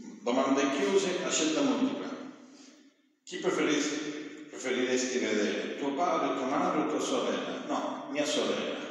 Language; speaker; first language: Italian; non-native, fluent; Spanish